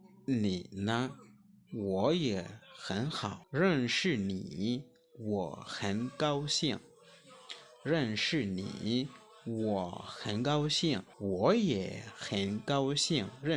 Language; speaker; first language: Chinese; non-native, fluent; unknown